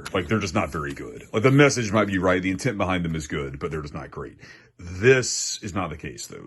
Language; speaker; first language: English; native; English